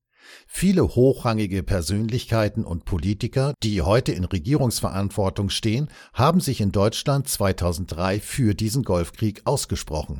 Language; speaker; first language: German; native; German